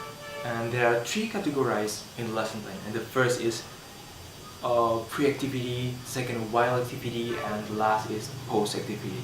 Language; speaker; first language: English; non-native, learner; Indonesian